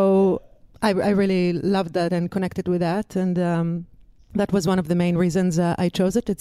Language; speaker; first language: English; non-native, fluent; Hebrew